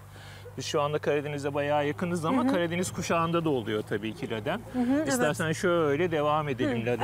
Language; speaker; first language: Turkish; native; Turkish